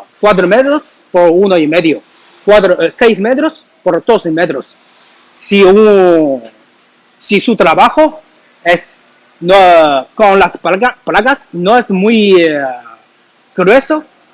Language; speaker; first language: Spanish; non-native, learner; Chinese